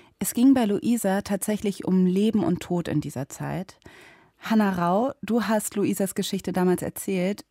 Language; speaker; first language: German; native; German